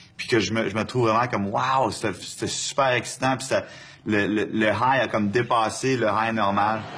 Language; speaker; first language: French; native; French